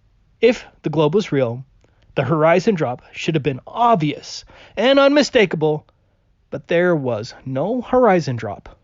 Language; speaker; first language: English; native; English